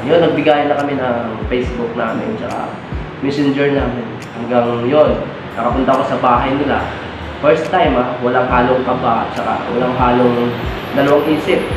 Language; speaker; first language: Filipino; native; Filipino